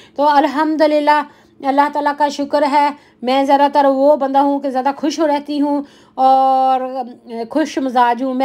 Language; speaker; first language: Urdu; non-native, local second language; Punjabi